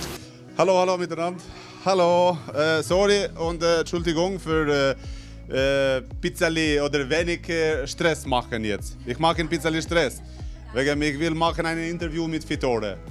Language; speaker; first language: German; non-native, learner; Albanian